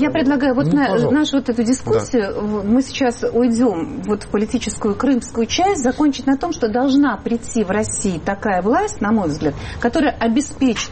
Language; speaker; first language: Russian; native; Russian